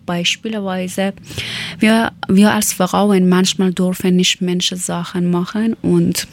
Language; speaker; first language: German; non-native, learner; Persian